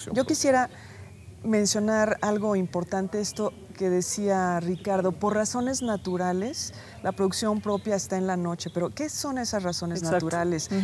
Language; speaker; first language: Spanish; native; Spanish